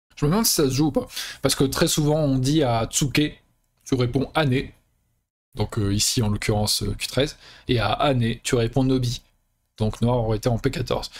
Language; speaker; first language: French; native; French